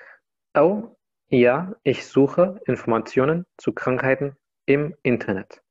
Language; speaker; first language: German; non-native, fluent; Arabic